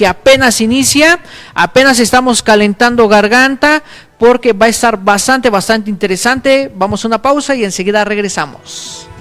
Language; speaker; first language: Spanish; native; Spanish